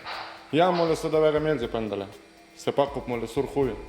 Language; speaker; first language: Estonian; non-native, local second language; Russian